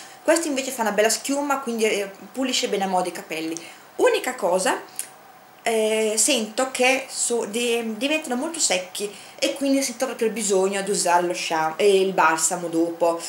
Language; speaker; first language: Italian; native; Italian